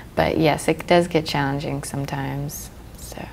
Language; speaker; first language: English; native; English